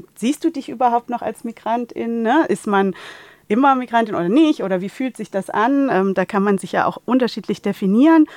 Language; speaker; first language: German; native; German